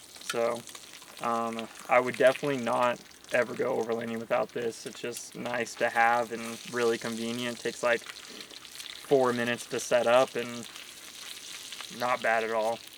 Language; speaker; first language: English; native; English